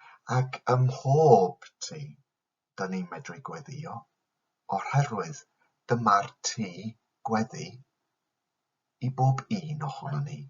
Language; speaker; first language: Welsh; non-native, fluent; English